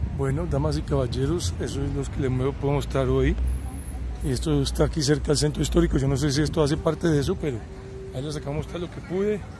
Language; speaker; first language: Spanish; early bilingual, heritage; Spanish